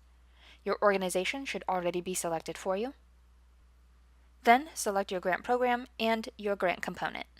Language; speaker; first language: English; native; English